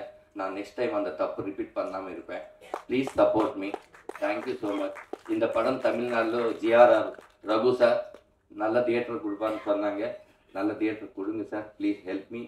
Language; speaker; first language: Tamil; non-native, learner; Telugu